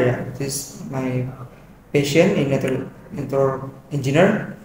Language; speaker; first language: English; non-native, learner; Indonesian